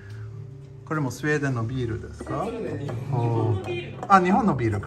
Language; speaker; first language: Japanese; non-native, fluent; Swedish